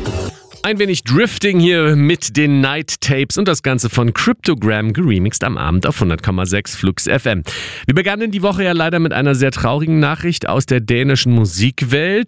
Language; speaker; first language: German; native; German